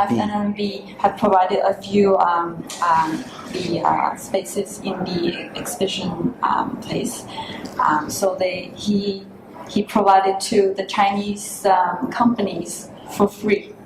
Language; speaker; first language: English; non-native, fluent; Chinese